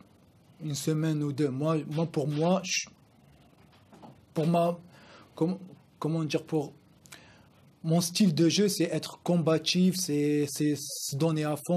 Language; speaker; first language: French; non-native, local second language; Arabic